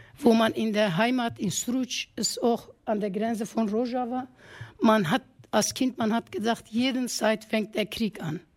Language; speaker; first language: German; non-native, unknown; Kurdish